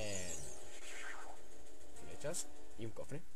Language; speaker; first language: Spanish; native; Spanish